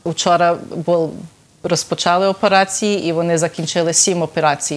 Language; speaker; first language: Ukrainian; early bilingual, heritage; Ukrainian